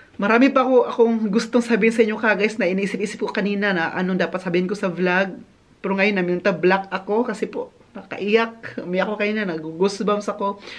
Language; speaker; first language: Filipino; non-native, local second language; Cebuano